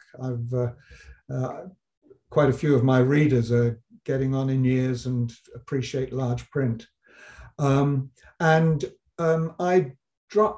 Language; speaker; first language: English; native; English